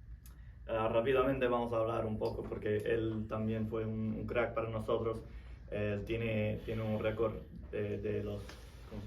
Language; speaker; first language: Spanish; non-native, fluent; English